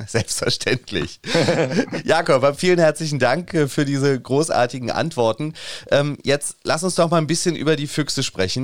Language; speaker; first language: German; native; German